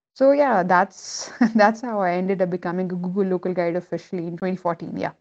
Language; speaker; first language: English; non-native, local second language; Urdu